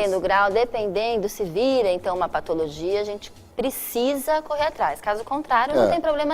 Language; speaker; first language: Portuguese; native; Portuguese